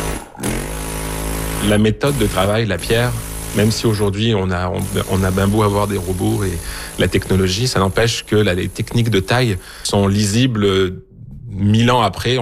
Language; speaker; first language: French; native; French